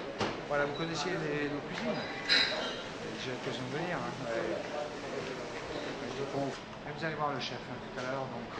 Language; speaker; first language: French; native; French